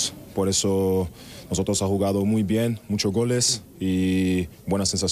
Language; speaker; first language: Spanish; non-native, learner; German